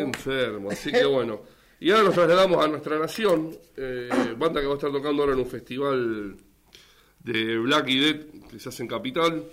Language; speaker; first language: Spanish; native; Spanish